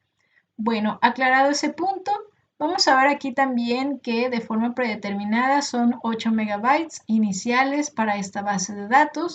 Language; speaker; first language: Spanish; native; Spanish